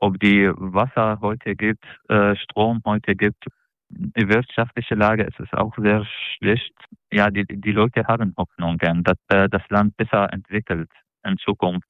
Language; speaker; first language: German; non-native, learner; Arabic